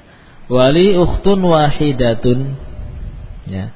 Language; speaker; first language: Arabic; non-native, fluent; Indonesian